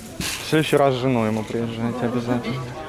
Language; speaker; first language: Russian; native; Russian